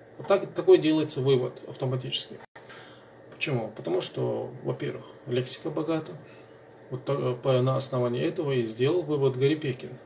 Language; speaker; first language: Russian; non-native, local second language; Chechen